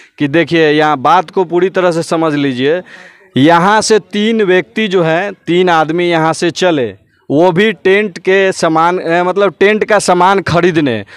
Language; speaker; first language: Hindi; native; Hindi